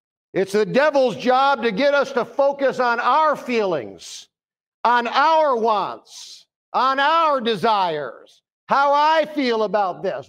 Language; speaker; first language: English; native; English